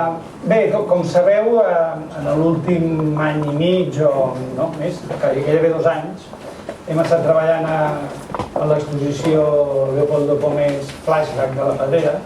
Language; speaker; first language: Catalan; native; Catalan